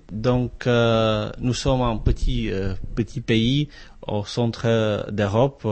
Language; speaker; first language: French; non-native, fluent; Czech